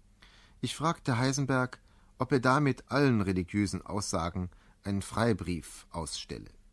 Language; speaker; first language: German; native; German